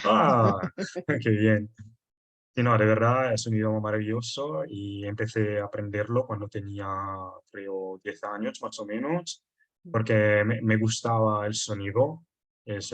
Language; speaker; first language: Spanish; non-native, fluent; Italian